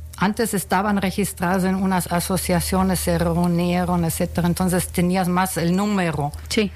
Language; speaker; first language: Spanish; non-native, fluent; German